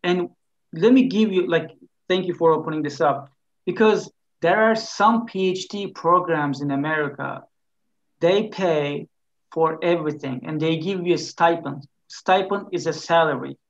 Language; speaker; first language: English; non-native, fluent; Turkish